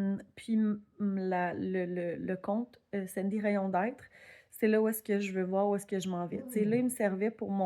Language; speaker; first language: French; native; French